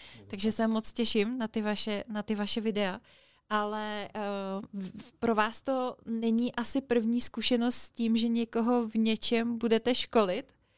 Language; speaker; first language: Czech; native; Czech